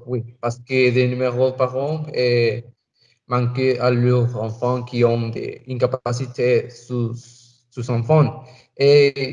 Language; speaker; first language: French; non-native, learner; Spanish